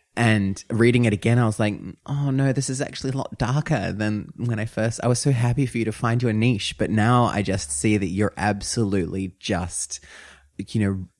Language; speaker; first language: English; native; English